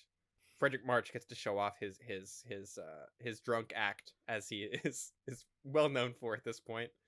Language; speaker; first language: English; native; English